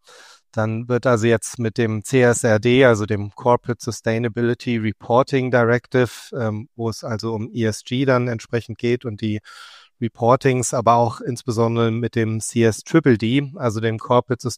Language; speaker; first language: German; native; German